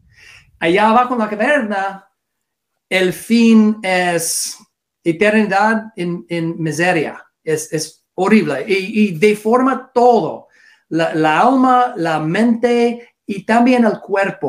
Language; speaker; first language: Spanish; non-native, learner; English